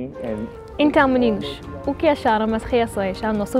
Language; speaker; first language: Portuguese; non-native, fluent; English